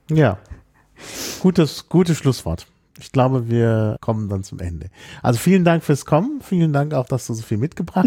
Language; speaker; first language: German; native; German